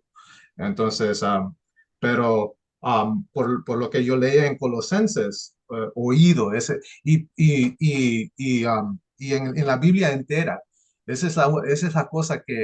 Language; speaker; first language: Spanish; early bilingual, heritage; English